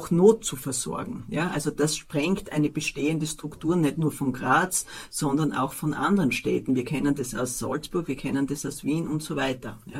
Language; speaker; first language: German; native; German